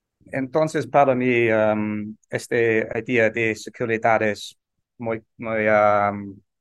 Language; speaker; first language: Spanish; non-native, learner; English